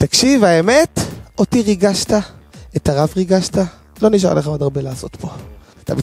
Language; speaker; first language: Hebrew; native; Hebrew